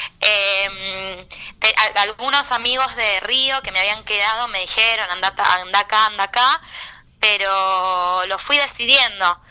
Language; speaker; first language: Spanish; native; Spanish